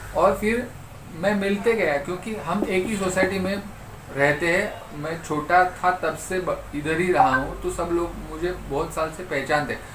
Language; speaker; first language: Hindi; non-native, local second language; Marathi